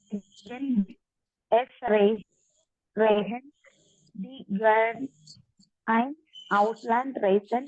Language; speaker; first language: German; non-native, learner; Malayalam